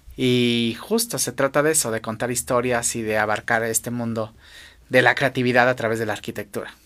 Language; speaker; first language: Spanish; native; Spanish